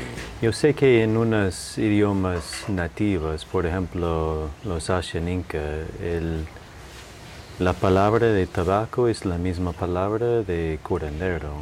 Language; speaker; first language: Spanish; non-native, fluent; English